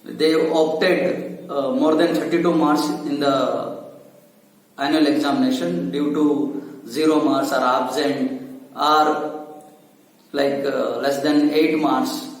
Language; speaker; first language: English; non-native, local second language; Kannada